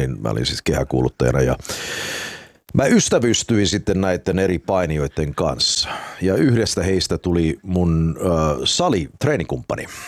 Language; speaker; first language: Finnish; early bilingual, heritage; Finnish